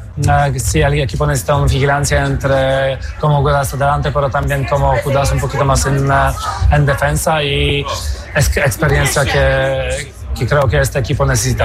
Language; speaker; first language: Spanish; non-native, fluent; Polish